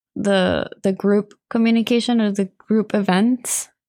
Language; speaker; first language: English; non-native, fluent; Spanish